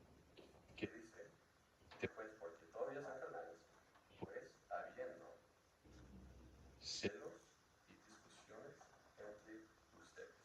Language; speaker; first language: Spanish; non-native, fluent; English